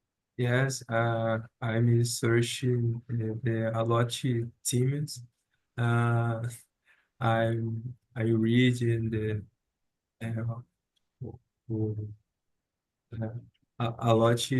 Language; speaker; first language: English; non-native, learner; Portuguese